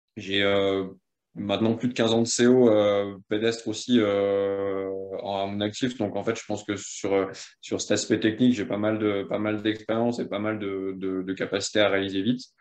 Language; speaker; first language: French; native; French